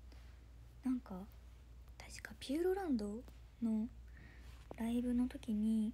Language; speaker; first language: Japanese; native; Japanese